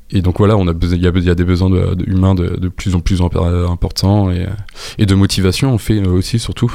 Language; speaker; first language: French; native; French